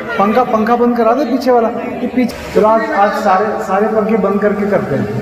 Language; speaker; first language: Hindi; native; Hindi